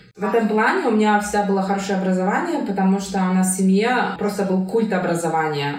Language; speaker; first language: Russian; non-native, local second language; Kyrgyz